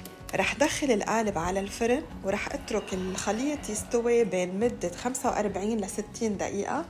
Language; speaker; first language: Arabic; native; Arabic